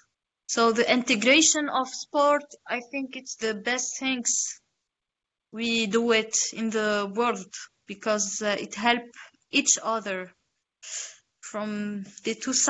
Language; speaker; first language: English; non-native, learner; Arabic